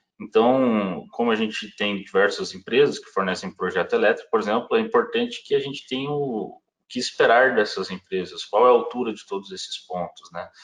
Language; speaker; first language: Portuguese; native; Portuguese